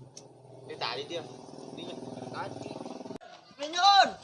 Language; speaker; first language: Indonesian; native; Indonesian